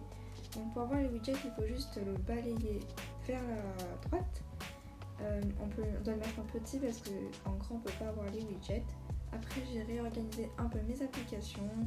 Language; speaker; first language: French; native; French